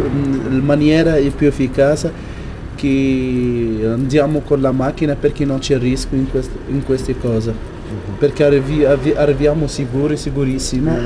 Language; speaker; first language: Italian; non-native, learner; Arabic